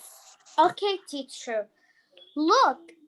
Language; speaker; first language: English; non-native, learner; Arabic